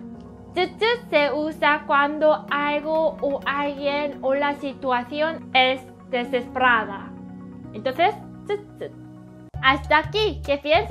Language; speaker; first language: Spanish; non-native, learner; Korean